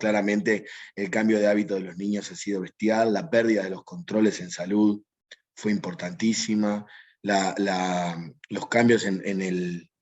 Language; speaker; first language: Spanish; native; Spanish